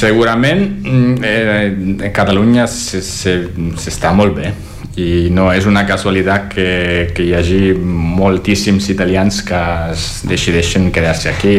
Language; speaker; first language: Catalan; non-native, fluent; Italian